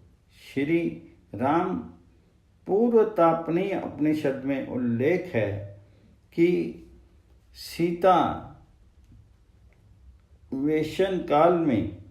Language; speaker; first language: Hindi; native; Hindi